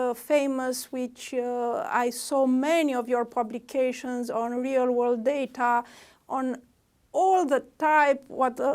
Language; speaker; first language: English; non-native, fluent; Romanian